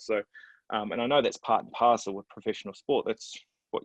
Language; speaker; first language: English; native; English